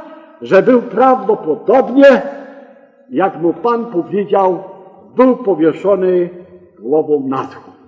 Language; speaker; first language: Polish; native; Polish